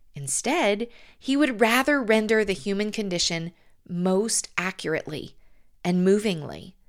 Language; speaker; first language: English; native; English